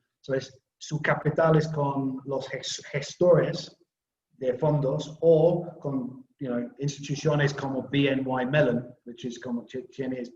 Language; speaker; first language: Spanish; non-native, learner; English